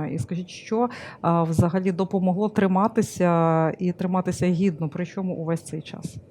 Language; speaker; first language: Ukrainian; native; Ukrainian